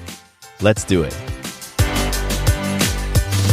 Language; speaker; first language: English; native; English